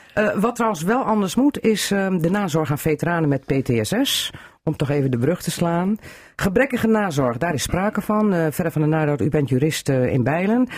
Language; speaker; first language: Dutch; native; Dutch